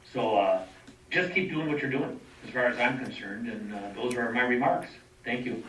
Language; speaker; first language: English; native; English